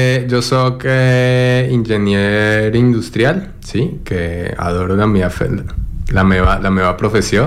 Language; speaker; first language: Catalan; non-native, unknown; Spanish